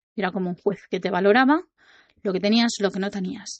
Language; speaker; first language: Spanish; non-native, local second language; Catalan